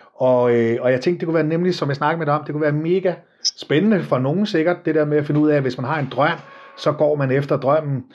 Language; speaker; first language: Danish; native; Danish